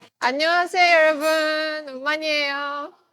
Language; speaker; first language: Korean; non-native, learner; Azerbaijani